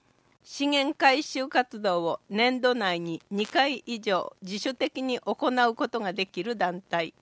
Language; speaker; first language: Japanese; native; Japanese